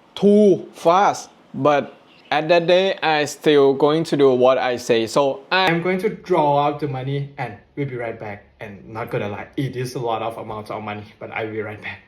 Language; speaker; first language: English; non-native, fluent; Thai